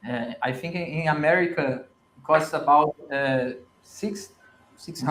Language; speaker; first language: English; non-native, learner; Portuguese